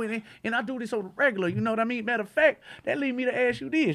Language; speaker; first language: English; native; English